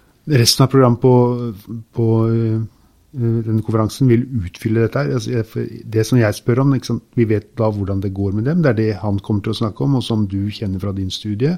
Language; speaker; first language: Norwegian; native; Norwegian